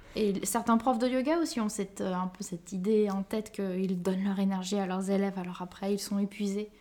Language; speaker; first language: French; native; French